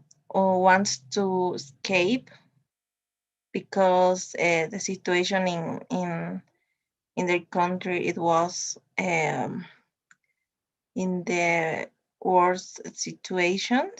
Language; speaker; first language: English; non-native, learner; Spanish